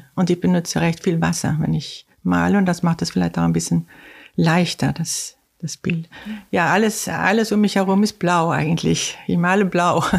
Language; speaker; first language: German; non-native, fluent; Swedish